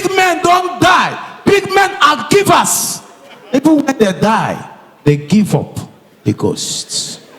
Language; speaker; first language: Nigerian Pidgin; native; Nigerian Pidgin